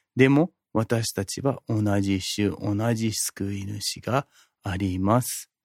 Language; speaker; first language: Japanese; non-native, fluent; English